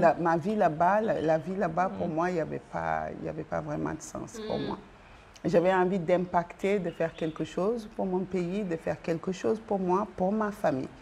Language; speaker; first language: French; non-native, local second language; Wolof